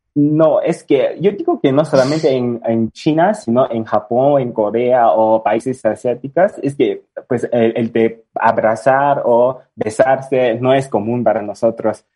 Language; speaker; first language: Spanish; non-native, fluent; Chinese